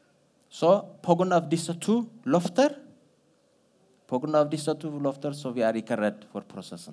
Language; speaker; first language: Norwegian; non-native, fluent; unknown